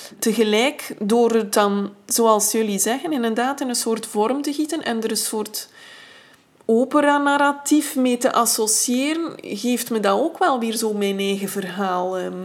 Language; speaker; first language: Dutch; native; Dutch